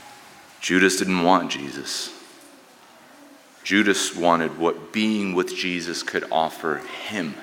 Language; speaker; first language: English; native; English